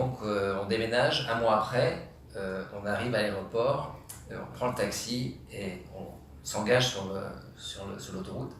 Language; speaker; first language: French; native; French